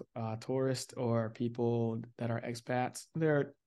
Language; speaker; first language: English; early bilingual, other home language; Yoruba